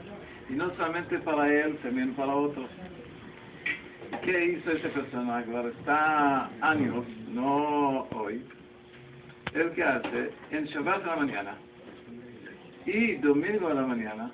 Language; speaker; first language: Spanish; non-native, learner; Hebrew